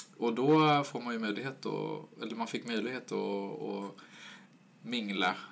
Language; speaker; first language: Swedish; native; Swedish